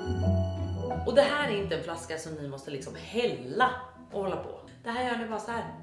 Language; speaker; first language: Swedish; native; Swedish